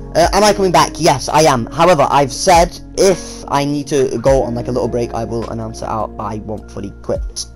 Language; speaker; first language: English; native; English